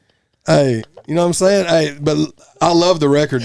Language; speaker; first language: English; native; English